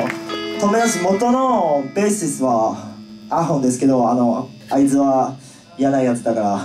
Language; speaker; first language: Japanese; non-native, learner; Chinese